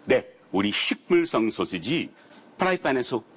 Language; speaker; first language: Korean; non-native, learner; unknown